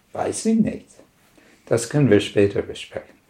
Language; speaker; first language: German; non-native, learner; English